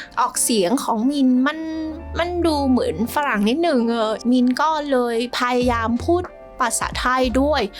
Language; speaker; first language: Thai; non-native, fluent; Vietnamese